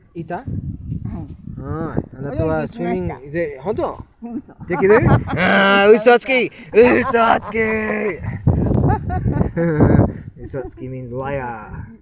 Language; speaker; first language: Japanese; non-native, learner; English